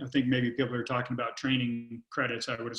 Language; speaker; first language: English; native; English